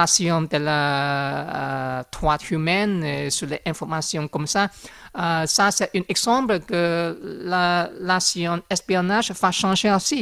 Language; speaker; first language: French; non-native, learner; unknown